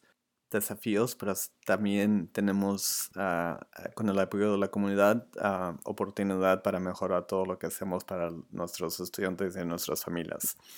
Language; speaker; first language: Spanish; early bilingual, other home language; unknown